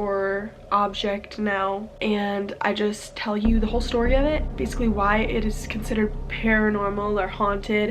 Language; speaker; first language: English; native; English